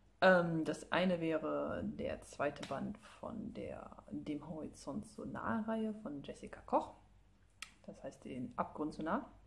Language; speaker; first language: German; native; German